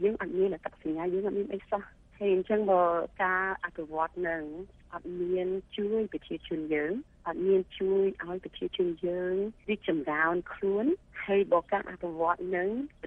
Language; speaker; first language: Khmer; early bilingual, heritage; Khmer